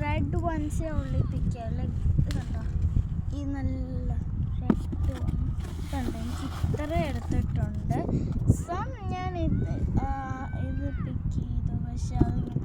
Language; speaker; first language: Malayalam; early bilingual, heritage; Malayalam